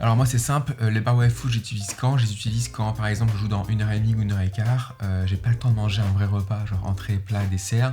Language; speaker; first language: French; native; French